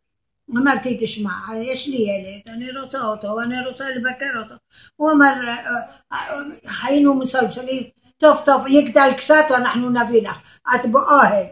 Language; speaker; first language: Hebrew; non-native, learner; Arabic